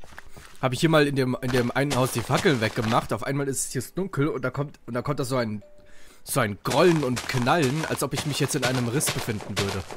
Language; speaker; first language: German; native; German